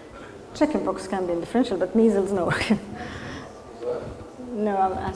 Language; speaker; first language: English; non-native, fluent; Arabic